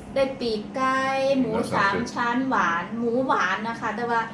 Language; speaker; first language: Thai; native; Thai